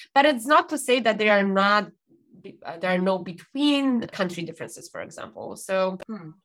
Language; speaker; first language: English; non-native, fluent; Polish